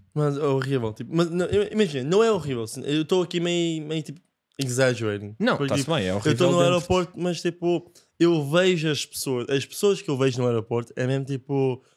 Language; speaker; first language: Portuguese; non-native, fluent; English